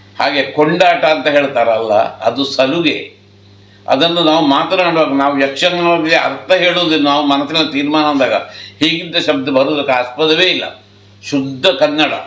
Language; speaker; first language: Kannada; native; Kannada